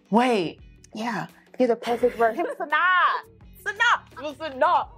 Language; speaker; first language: English; native; English